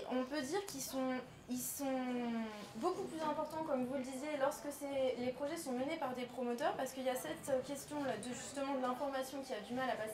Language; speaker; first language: French; native; French